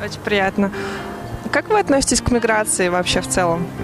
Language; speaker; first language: Russian; native; Russian